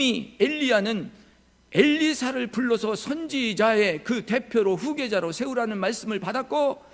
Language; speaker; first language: Korean; native; Korean